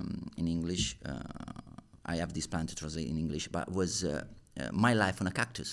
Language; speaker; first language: English; non-native, fluent; Italian